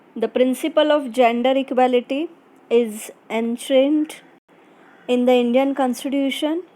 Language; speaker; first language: English; non-native, local second language; Marathi